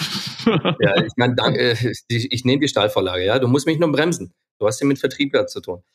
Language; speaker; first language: German; non-native, fluent; Ukrainian